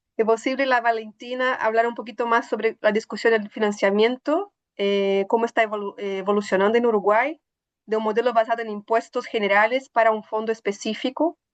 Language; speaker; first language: Spanish; non-native, fluent; Portuguese